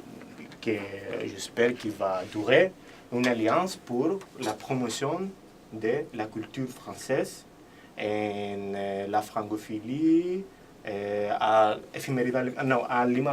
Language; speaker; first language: French; non-native, fluent; Greek